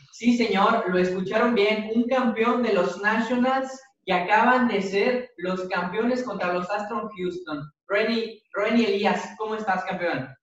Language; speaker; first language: Spanish; native; Spanish